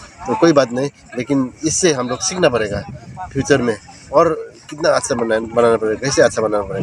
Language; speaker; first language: Hindi; non-native, fluent; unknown